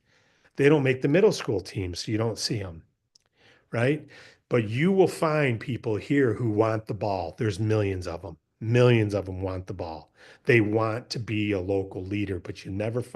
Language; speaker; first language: English; native; English